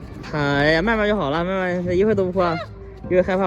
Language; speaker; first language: Chinese; native; Chinese